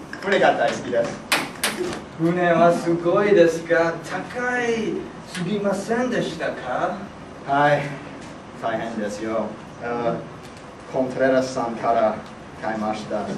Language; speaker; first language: Japanese; non-native, learner; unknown